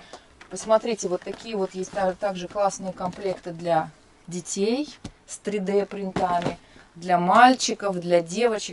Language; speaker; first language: Russian; native; Russian